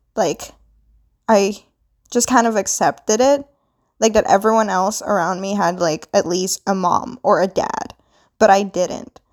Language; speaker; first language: English; non-native, local second language; Filipino